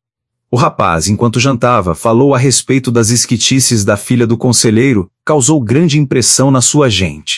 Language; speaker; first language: Portuguese; native; Portuguese